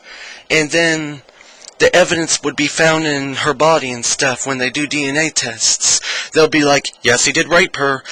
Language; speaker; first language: English; native; English